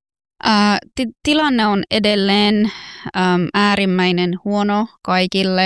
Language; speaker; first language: Finnish; non-native, fluent; Persian